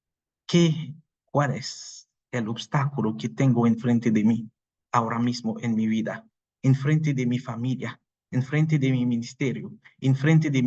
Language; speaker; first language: Spanish; non-native, fluent; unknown